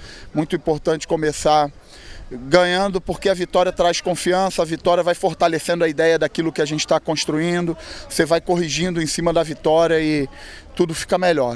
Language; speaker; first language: Portuguese; native; Portuguese